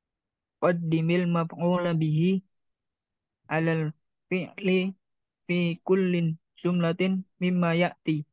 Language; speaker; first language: Arabic; non-native, learner; Indonesian